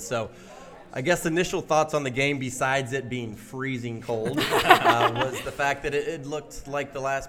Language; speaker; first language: English; native; English